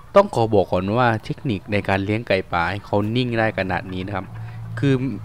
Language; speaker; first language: Thai; native; Thai